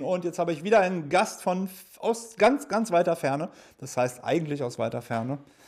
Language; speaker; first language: German; native; German